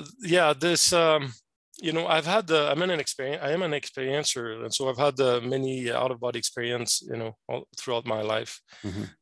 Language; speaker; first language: English; non-native, fluent; French